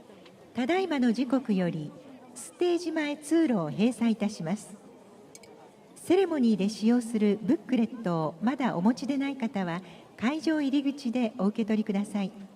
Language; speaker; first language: Japanese; native; Japanese